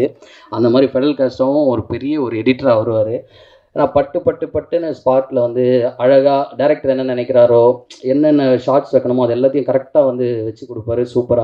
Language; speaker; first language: Tamil; native; Tamil